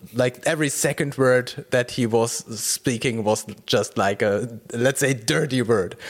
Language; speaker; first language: English; non-native, fluent; German